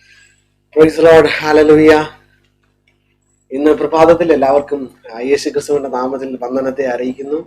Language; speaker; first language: Malayalam; native; Malayalam